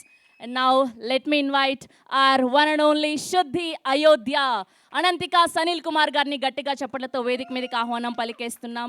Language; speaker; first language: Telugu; native; Telugu